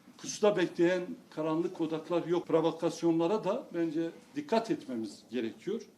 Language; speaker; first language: Turkish; non-native, local second language; Kurdish